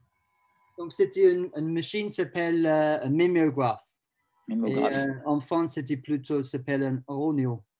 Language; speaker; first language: French; non-native, learner; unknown